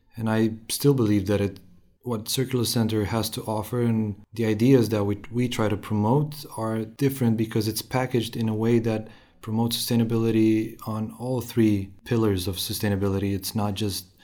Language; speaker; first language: English; non-native, fluent; Romanian